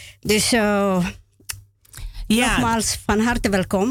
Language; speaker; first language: Dutch; non-native, learner; Spanish